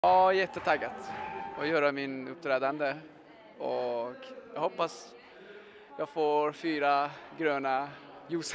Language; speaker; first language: Swedish; non-native, fluent; Persian